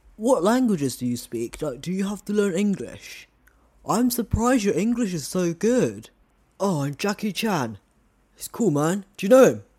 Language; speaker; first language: English; non-native, local second language; Cantonese